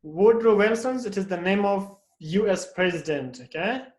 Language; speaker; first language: English; non-native, fluent; Persian